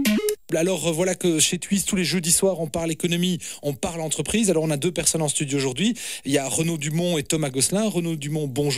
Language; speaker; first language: French; native; French